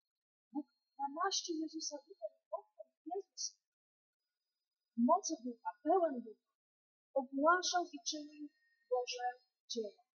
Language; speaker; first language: Polish; native; Polish